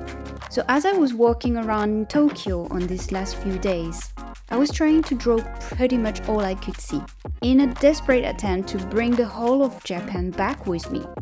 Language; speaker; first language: English; non-native, fluent; French